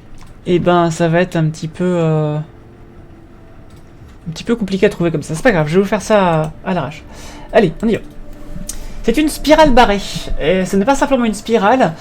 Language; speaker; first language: French; native; French